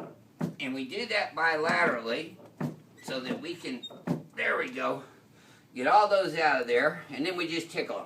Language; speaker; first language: English; native; English